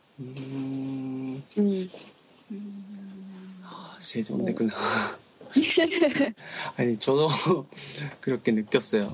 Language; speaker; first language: Korean; non-native, learner; Japanese